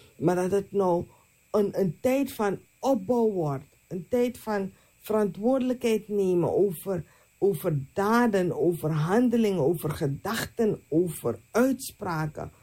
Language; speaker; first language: Dutch; native; Dutch